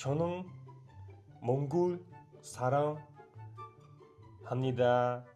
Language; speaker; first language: Korean; non-native, learner; Mongolian